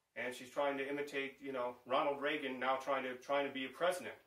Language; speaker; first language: English; native; English